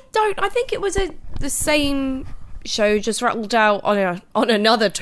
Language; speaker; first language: English; native; English